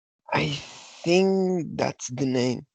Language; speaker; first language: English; non-native, learner; Spanish